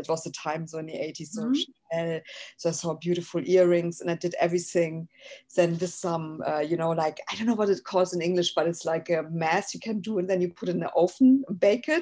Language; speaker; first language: English; non-native, fluent; German